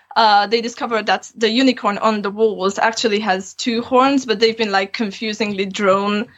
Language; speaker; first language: English; non-native, fluent; Romanian